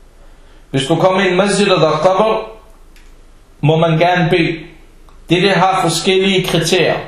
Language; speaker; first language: Danish; early bilingual, other home language; Arabic